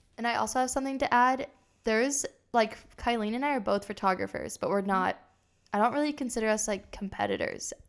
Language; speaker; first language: English; native; English